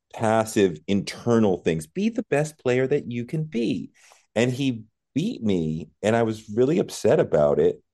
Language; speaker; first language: English; native; English